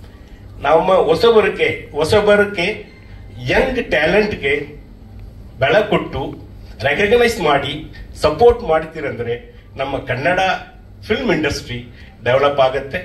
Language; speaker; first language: Kannada; non-native, learner; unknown